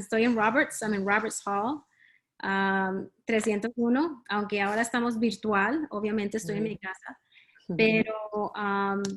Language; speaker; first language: Spanish; early bilingual, heritage; Spanish